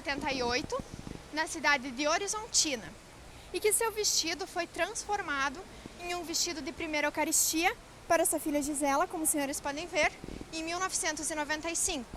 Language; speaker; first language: Portuguese; native; Portuguese